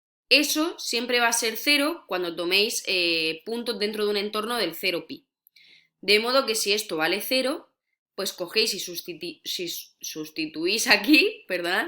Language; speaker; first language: Spanish; native; Spanish